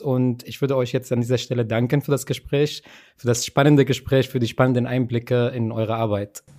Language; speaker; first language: German; native; German